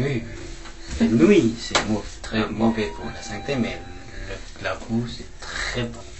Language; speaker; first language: French; non-native, learner; Korean